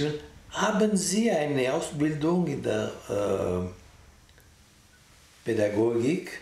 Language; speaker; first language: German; non-native, local second language; French